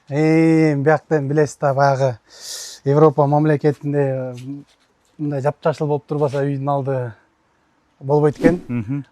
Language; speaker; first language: Kyrgyz; native; Kyrgyz